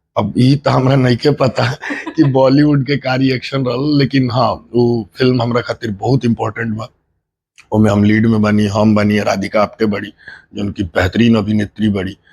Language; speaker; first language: Bhojpuri; early bilingual, heritage; Bhojpuri